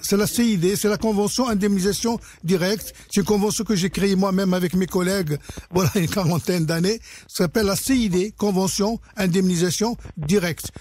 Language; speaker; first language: French; non-native, local second language; Arabic